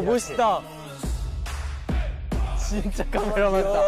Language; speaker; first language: Korean; native; Korean